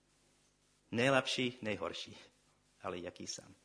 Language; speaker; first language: Czech; non-native, fluent; English